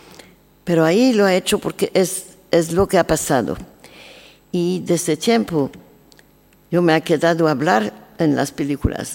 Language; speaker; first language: Spanish; non-native, learner; French